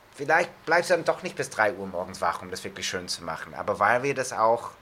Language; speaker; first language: German; non-native, fluent; English